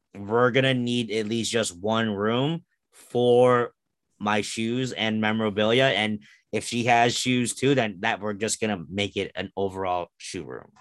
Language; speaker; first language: English; early bilingual, other home language; Filipino